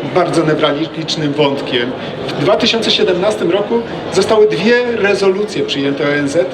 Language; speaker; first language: Polish; native; Polish